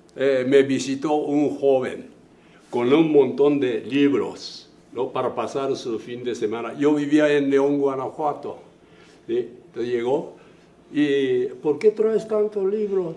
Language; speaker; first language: Spanish; non-native, fluent; Japanese